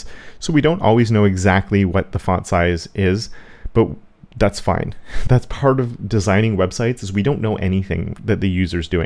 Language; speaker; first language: English; native; English